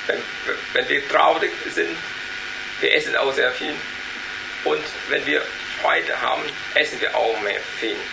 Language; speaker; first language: German; non-native, learner; Vietnamese